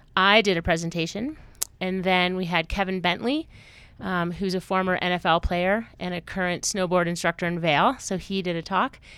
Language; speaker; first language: English; native; English